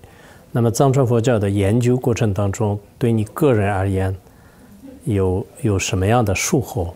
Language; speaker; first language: Chinese; non-native, local second language; Tibetan